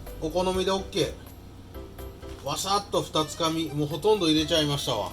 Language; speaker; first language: Japanese; native; Japanese